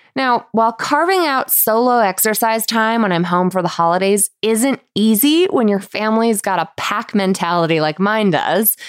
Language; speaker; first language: English; native; English